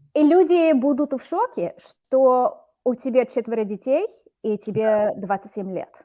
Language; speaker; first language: Russian; non-native, fluent; English